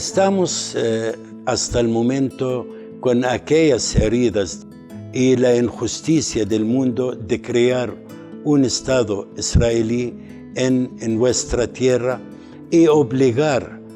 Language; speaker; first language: Spanish; non-native, fluent; Arabic